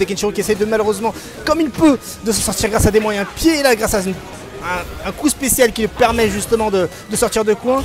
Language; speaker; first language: French; native; French